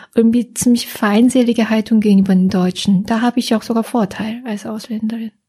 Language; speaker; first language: German; non-native, fluent; Korean